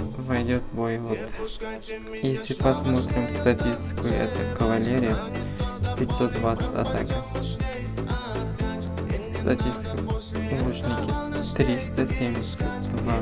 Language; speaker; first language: Russian; non-native, fluent; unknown